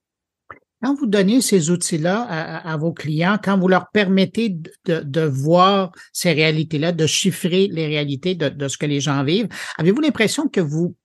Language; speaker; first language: French; native; French